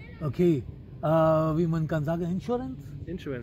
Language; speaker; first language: German; non-native, learner; Urdu